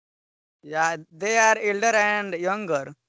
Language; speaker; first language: English; non-native, learner; Hindi